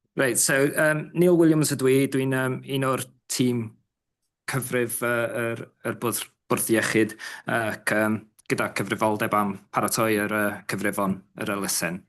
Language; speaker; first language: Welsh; native; Welsh